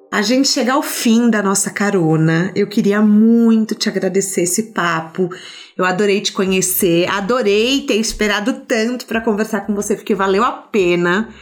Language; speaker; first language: Portuguese; native; Portuguese